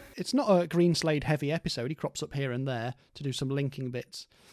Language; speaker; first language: English; native; English